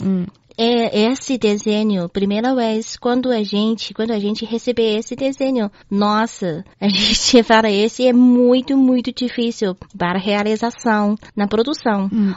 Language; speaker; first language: Portuguese; non-native, learner; Chinese